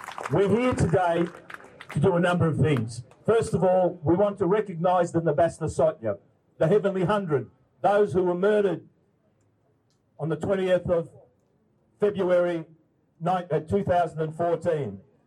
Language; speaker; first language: English; early bilingual, other home language; Ukrainian